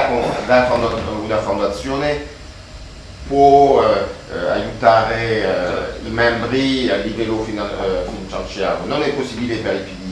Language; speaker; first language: Italian; non-native, fluent; French